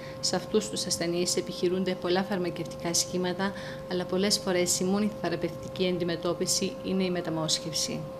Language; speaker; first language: Greek; native; Greek